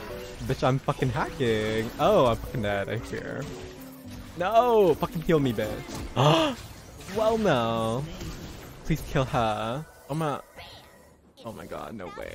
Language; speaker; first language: English; native; English